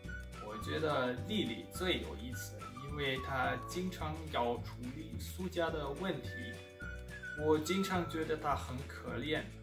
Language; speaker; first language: Chinese; non-native, learner; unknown